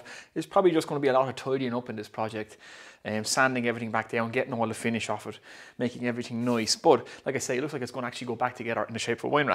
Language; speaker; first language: English; native; English